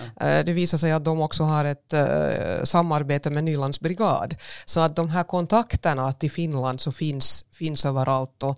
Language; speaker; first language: Swedish; native; Swedish